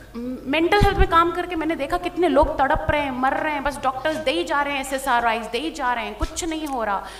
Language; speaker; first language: Hindi; native; Hindi